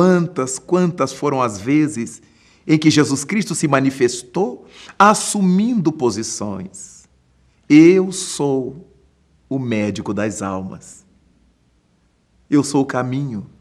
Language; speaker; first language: Portuguese; native; Portuguese